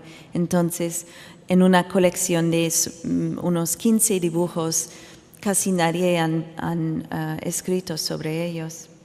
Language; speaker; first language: Spanish; non-native, fluent; English